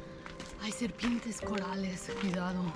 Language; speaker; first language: Spanish; non-native, fluent; Italian